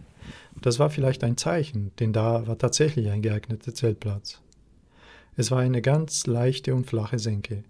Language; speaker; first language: German; native; German